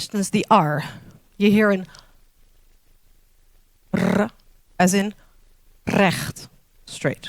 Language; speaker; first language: English; non-native, fluent; Dutch